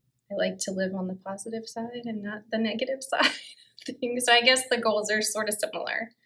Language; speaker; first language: English; native; English